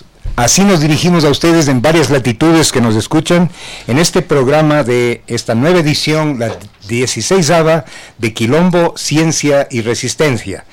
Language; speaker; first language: Spanish; native; Spanish